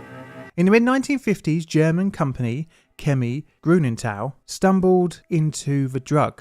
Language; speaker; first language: English; native; English